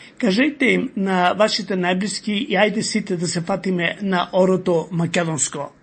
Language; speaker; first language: Macedonian; native; Macedonian